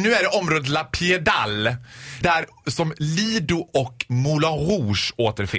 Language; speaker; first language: Swedish; native; Swedish